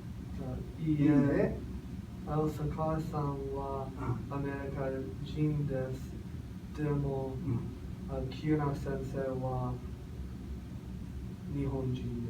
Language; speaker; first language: Japanese; non-native, learner; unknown